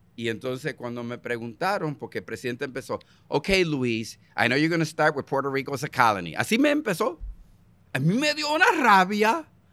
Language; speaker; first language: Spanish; early bilingual, heritage; Spanish